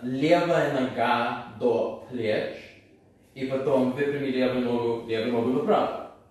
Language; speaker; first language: Russian; non-native, fluent; English